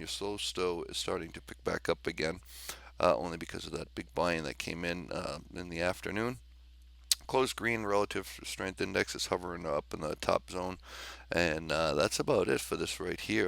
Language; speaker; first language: English; native; English